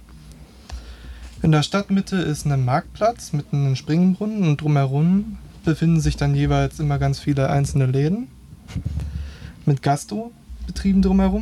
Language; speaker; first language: German; native; German